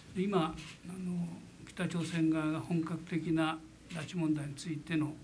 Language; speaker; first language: Japanese; native; Japanese